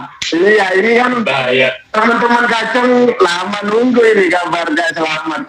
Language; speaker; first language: Indonesian; non-native, local second language; Madurese